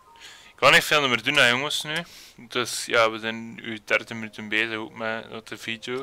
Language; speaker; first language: Dutch; native; Dutch